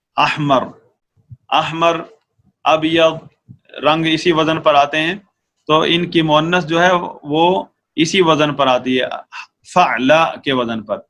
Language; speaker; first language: Urdu; native; Urdu